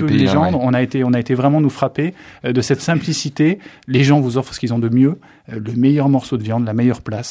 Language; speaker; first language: French; native; French